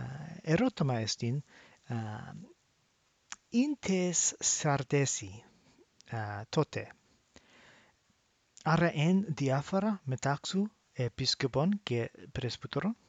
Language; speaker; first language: Greek; non-native, learner; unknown